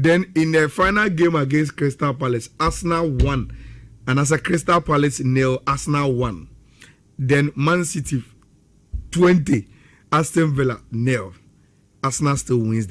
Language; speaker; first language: English; non-native, local second language; Akan